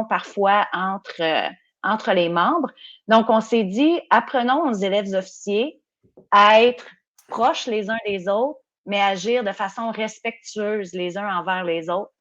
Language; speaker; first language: French; native; French